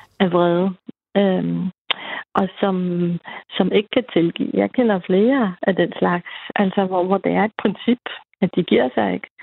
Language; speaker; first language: Danish; native; Danish